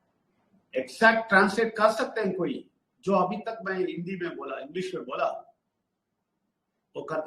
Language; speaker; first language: Hindi; non-native, local second language; Telugu